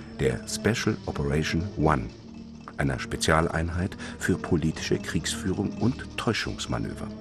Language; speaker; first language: German; native; German